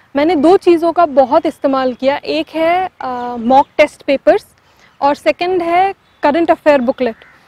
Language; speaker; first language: Hindi; non-native, local second language; Tamil